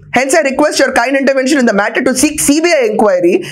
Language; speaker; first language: English; non-native, local second language; Telugu